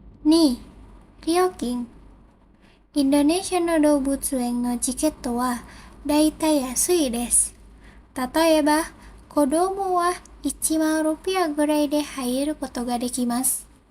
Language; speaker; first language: Japanese; non-native, learner; Indonesian